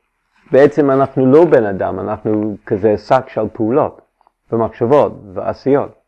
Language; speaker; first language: Hebrew; non-native, fluent; English